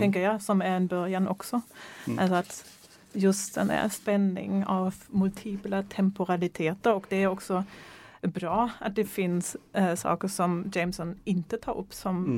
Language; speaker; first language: Swedish; non-native, fluent; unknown